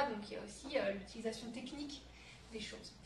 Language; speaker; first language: French; native; French